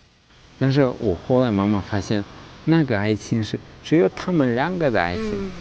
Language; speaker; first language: Chinese; non-native, fluent; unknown